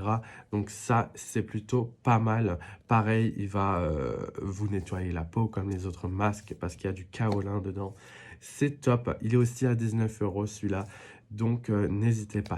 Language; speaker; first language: French; native; French